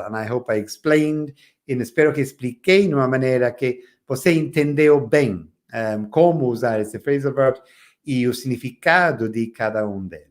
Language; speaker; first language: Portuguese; non-native, fluent; English